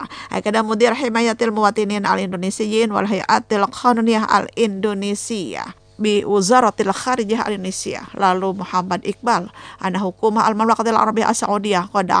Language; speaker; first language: Arabic; non-native, fluent; Indonesian